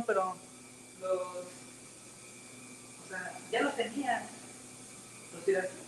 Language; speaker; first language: Spanish; native; Spanish